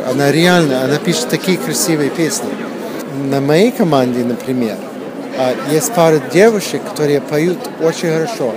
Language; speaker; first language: Russian; early bilingual, heritage; English